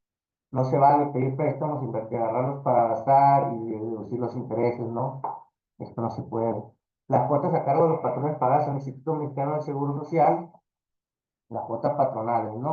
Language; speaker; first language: Spanish; native; Spanish